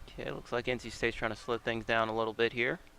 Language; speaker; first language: English; native; English